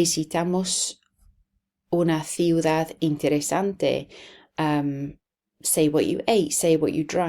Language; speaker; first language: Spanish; non-native, fluent; English